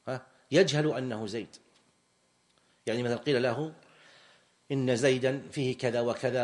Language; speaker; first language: Arabic; native; Arabic